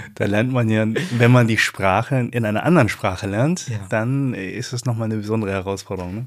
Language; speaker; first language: German; native; German